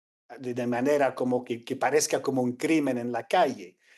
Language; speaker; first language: Spanish; non-native, fluent; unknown